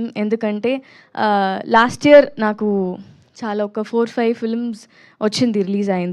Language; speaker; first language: Telugu; non-native, learner; Tamil